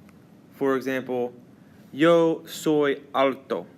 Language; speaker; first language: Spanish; non-native, fluent; English